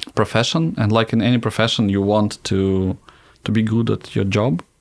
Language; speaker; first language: English; non-native, fluent; Russian